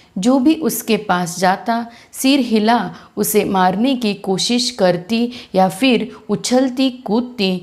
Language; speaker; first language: Hindi; non-native, local second language; Marathi